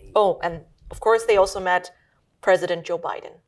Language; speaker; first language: English; early bilingual, heritage; German